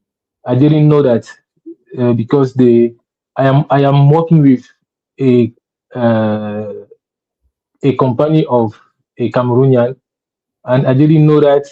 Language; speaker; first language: English; non-native, learner; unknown